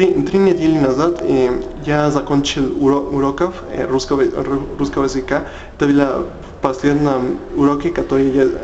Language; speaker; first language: Russian; non-native, learner; Spanish